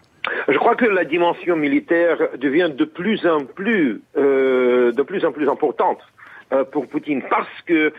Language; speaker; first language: French; non-native, fluent; Russian